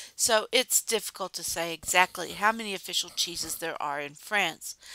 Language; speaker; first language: English; native; English